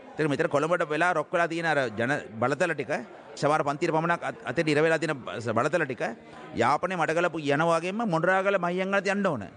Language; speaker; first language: Sinhala; non-native, local second language; Tamil